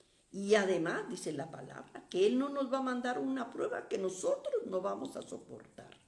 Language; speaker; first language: Spanish; native; Spanish